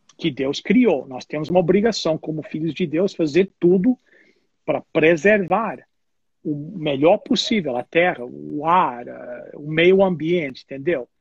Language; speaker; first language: Portuguese; non-native, fluent; English